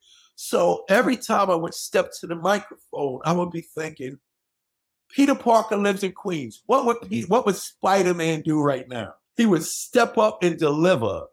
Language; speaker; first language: English; native; English